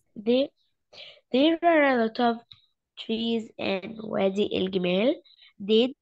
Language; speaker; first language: English; non-native, learner; Arabic